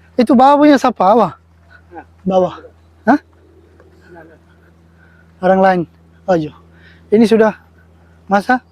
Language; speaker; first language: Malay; non-native, learner; Bangla